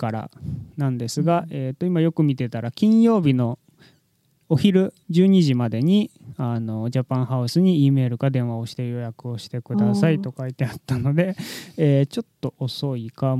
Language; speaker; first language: Japanese; native; Japanese